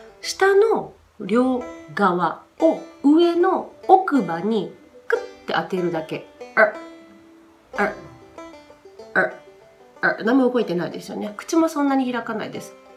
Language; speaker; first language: Japanese; native; Japanese